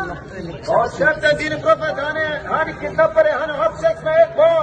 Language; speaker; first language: Swedish; non-native, learner; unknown